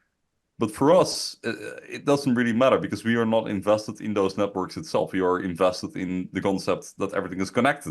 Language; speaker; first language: English; non-native, fluent; Dutch